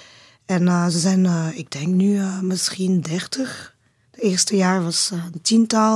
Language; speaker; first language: Dutch; non-native, learner; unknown